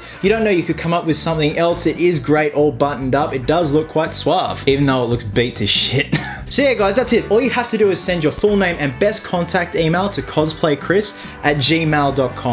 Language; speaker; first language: English; native; English